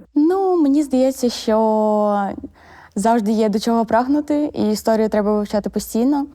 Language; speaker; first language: Ukrainian; native; Ukrainian